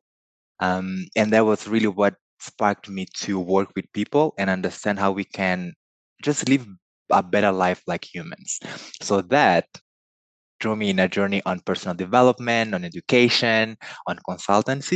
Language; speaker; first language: English; non-native, fluent; Portuguese